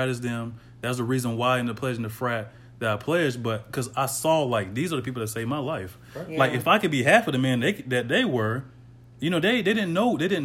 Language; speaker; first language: English; native; English